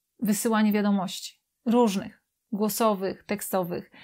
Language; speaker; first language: Polish; native; Polish